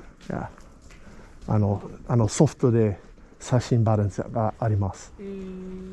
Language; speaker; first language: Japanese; non-native, learner; English